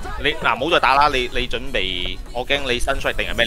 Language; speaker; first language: Chinese; native; Chinese